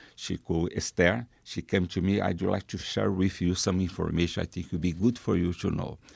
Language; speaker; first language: English; non-native, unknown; Portuguese